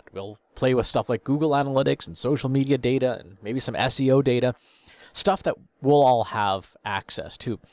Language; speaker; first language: English; native; English